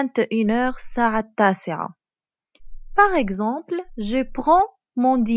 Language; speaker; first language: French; non-native, fluent; Arabic